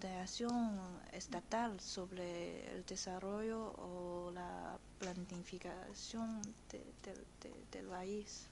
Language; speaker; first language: Spanish; non-native, fluent; Chinese